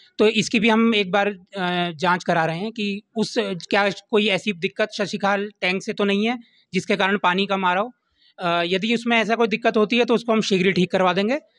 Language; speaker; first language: Hindi; native; Hindi